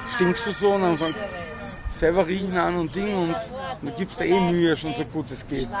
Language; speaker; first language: German; native; German